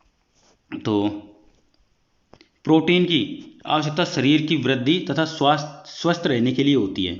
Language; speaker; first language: Hindi; native; Hindi